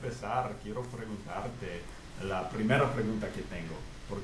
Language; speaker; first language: Spanish; non-native, fluent; English